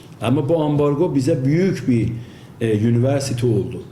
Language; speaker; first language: Turkish; non-native, fluent; Azerbaijani